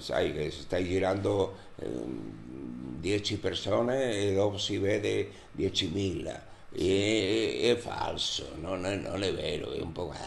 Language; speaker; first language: Italian; non-native, learner; Spanish